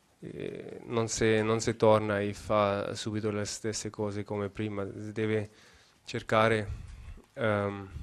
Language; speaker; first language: Italian; non-native, learner; German